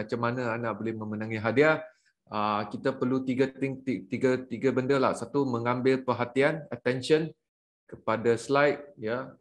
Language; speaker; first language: Malay; native; Malay